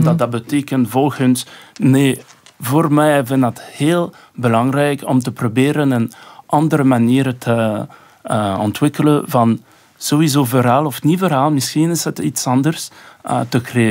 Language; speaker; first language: Dutch; non-native, local second language; French